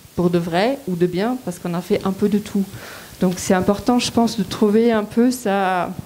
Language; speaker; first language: French; non-native, fluent; German